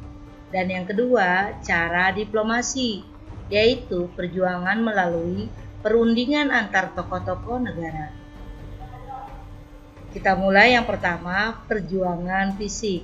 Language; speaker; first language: Indonesian; native; Indonesian